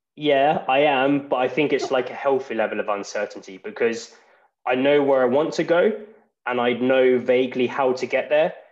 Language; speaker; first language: English; native; English